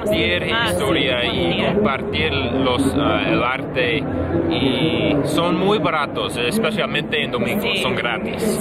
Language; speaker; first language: Spanish; non-native, learner; English